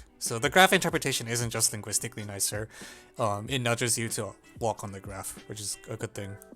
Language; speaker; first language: English; native; English